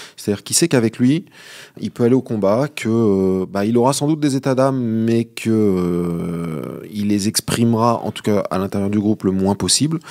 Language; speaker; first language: French; native; French